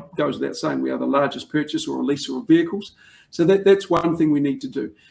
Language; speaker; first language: English; native; English